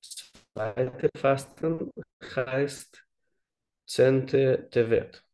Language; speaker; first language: German; non-native, learner; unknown